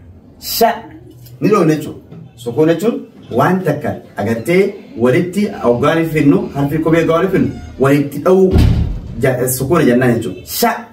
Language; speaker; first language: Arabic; non-native, fluent; Oromo